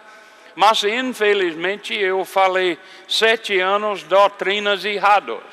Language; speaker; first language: Portuguese; non-native, fluent; English